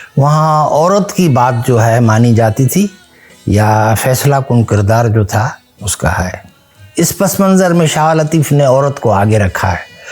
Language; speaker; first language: Urdu; non-native, local second language; Sindhi